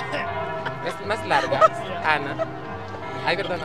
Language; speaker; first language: Spanish; non-native, fluent; Filipino